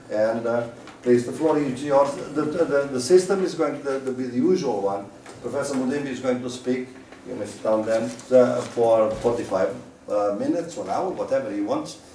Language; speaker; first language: English; non-native, fluent; Portuguese